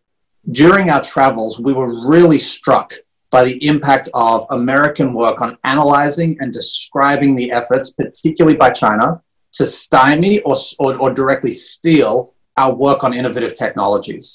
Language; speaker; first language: English; native; English